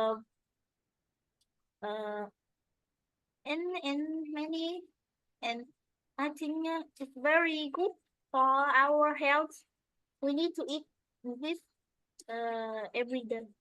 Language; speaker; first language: English; non-native, learner; Vietnamese